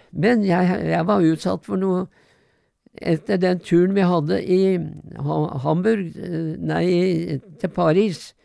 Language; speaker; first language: Norwegian; native; Norwegian